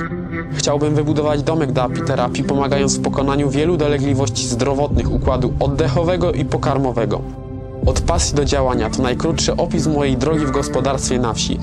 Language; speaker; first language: Polish; native; Polish